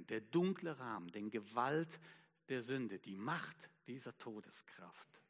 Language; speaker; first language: German; native; German